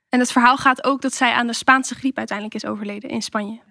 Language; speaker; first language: Dutch; native; Dutch